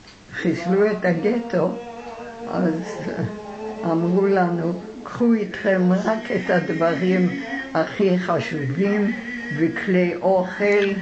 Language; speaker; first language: Hebrew; non-native, fluent; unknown